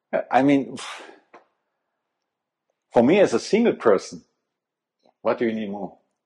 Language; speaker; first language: English; non-native, fluent; German